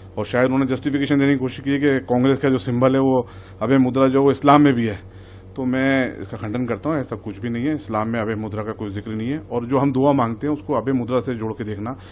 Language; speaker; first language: Hindi; native; Hindi